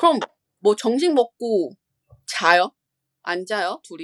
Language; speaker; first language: Korean; non-native, fluent; Chinese